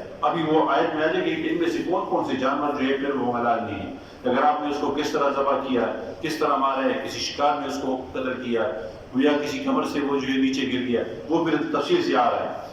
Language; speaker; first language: Urdu; non-native, local second language; Pashto